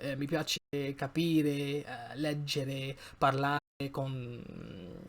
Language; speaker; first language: Italian; non-native, learner; English